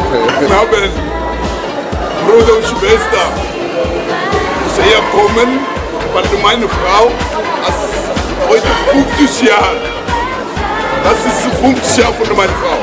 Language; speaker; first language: Dutch; non-native, learner; French